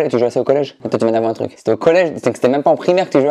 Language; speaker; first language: French; native; French